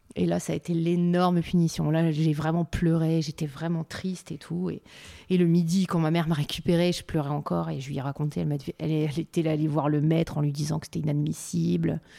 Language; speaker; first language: French; native; French